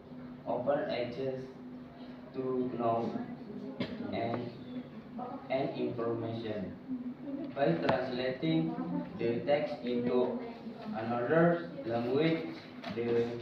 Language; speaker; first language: English; non-native, learner; Indonesian